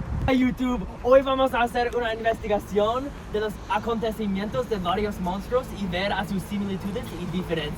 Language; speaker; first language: Spanish; non-native, learner; English